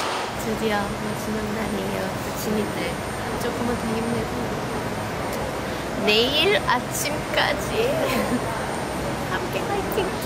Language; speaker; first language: Korean; non-native, fluent; Thai